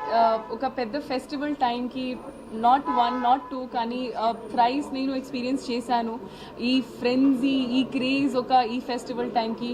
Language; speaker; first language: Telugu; non-native, learner; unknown